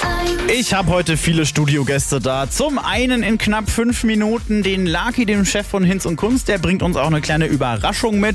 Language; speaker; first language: German; native; German